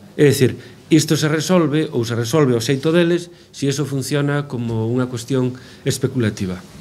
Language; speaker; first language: Galician; native; Galician